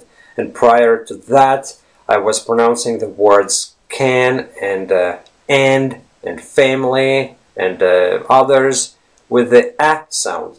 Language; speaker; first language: English; non-native, fluent; Latvian